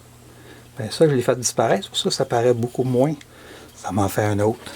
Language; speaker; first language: French; native; French